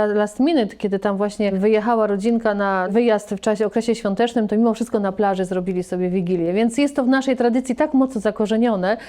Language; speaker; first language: Polish; native; Polish